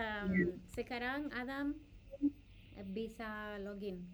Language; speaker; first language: Indonesian; non-native, learner; English